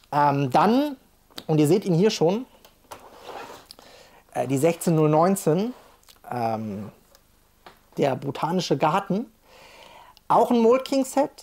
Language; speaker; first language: German; native; German